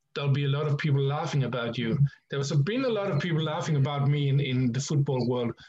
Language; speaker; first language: English; non-native, fluent; Danish